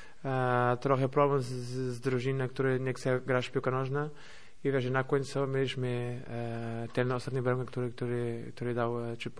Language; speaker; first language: Polish; non-native, fluent; Portuguese